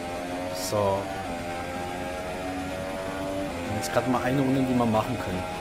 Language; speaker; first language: German; native; German